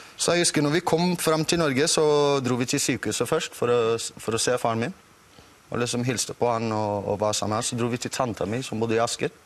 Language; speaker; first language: Norwegian; non-native, fluent; English